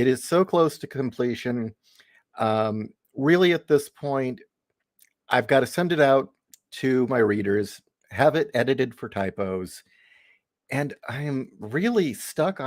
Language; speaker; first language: English; native; English